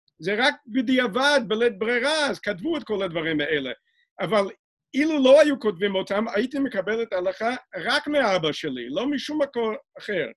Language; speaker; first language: Hebrew; non-native, fluent; English